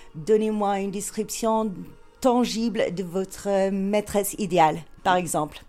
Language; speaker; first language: French; native; French